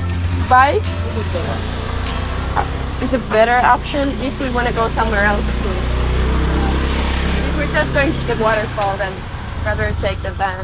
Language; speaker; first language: English; non-native, fluent; Finnish